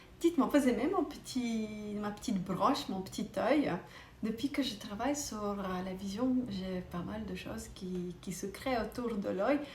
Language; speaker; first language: French; non-native, fluent; Russian